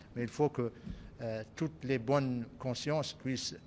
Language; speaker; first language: French; non-native, local second language; Arabic